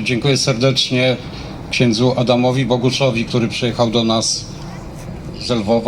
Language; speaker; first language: Polish; native; Polish